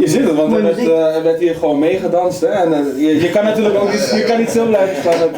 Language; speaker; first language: Dutch; native; Dutch